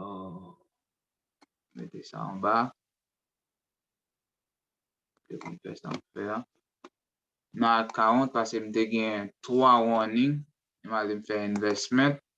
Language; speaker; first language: French; non-native, learner; Haitian Creole